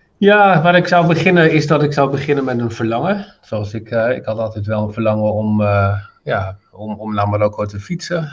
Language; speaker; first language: Dutch; non-native, fluent; Arabic